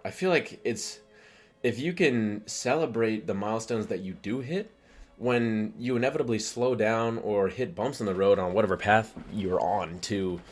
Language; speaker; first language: English; native; English